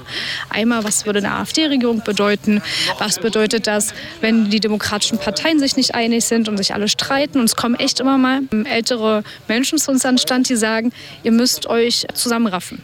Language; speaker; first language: German; native; German